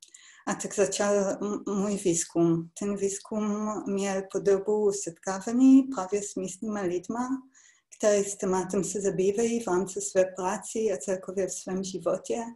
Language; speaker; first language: Czech; non-native, fluent; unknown